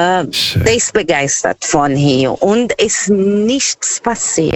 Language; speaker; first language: German; non-native, fluent; Portuguese